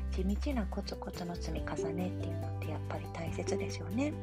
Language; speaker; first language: Japanese; native; Japanese